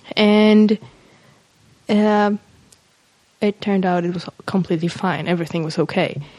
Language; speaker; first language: English; non-native, fluent; Polish